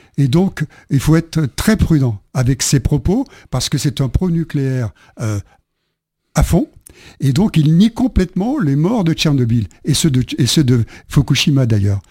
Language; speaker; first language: French; native; French